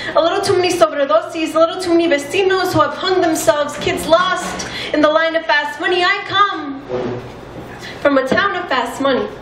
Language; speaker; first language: English; native; English